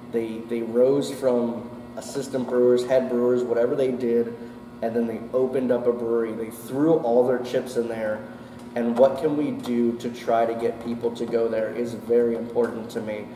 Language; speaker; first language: English; native; English